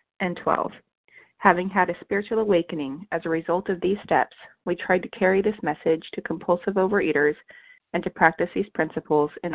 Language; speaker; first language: English; native; English